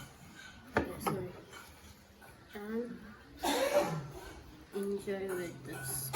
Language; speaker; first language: English; non-native, learner; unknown